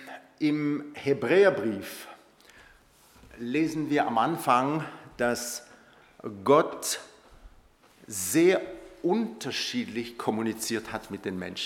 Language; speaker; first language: German; non-native, local second language; French